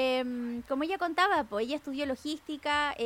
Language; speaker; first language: Spanish; native; Spanish